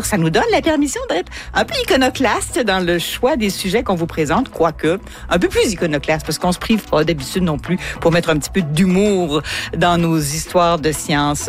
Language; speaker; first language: French; native; French